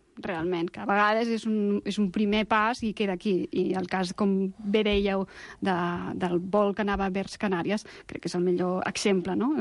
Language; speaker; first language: Catalan; non-native, local second language; Spanish